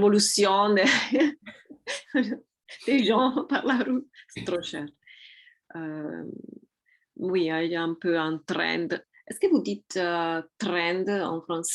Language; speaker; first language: French; non-native, fluent; Italian